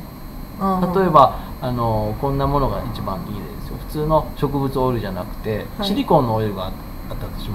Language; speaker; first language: Japanese; native; Japanese